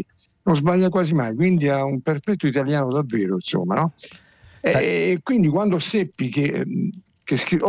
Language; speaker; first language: Italian; native; Italian